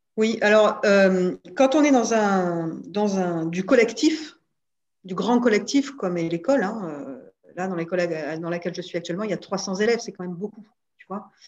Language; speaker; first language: French; native; French